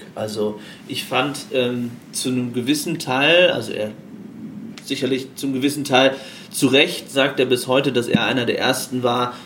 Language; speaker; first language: German; native; German